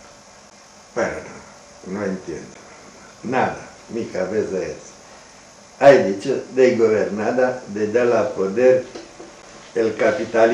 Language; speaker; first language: Spanish; non-native, learner; Romanian